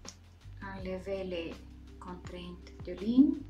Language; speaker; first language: French; non-native, fluent; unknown